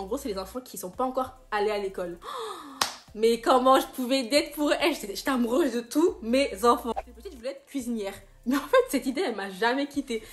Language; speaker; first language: French; native; French